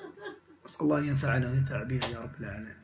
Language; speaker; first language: Arabic; native; Arabic